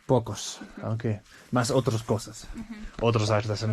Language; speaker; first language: Spanish; non-native, learner; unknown